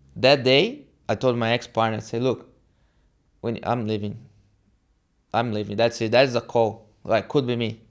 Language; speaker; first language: English; non-native, learner; Portuguese